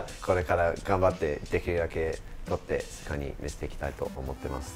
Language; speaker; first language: Japanese; non-native, fluent; English